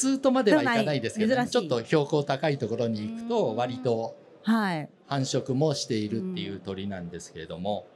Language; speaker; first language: Japanese; native; Japanese